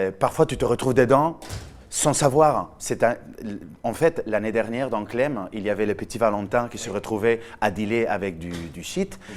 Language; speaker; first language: French; non-native, fluent; Spanish